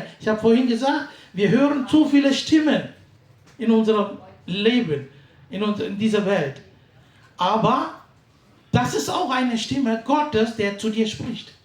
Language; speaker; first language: German; non-native, fluent; Tamil